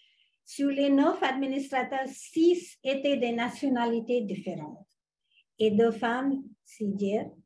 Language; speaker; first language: French; non-native, fluent; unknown